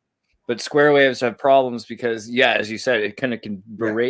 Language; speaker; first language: English; native; English